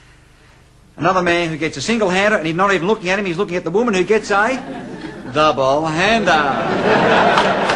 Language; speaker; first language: English; native; English